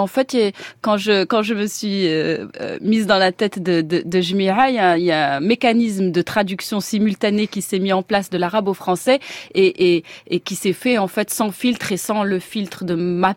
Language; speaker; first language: French; non-native, local second language; Arabic